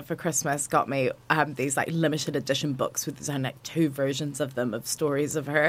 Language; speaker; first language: English; native; English